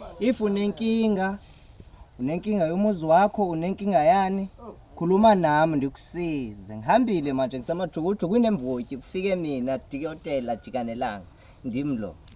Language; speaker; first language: Zulu; non-native, local second language; Xhosa